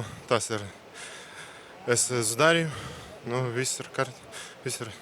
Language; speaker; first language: Latvian; non-native, local second language; Russian